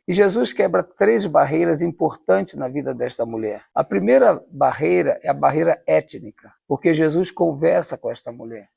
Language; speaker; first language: Portuguese; native; Portuguese